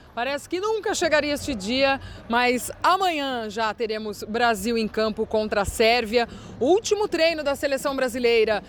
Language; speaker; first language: Portuguese; native; Portuguese